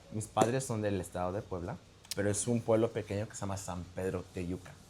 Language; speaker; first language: Spanish; early bilingual, heritage; Spanish